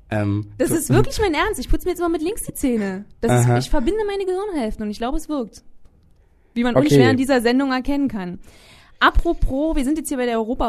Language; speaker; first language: German; native; German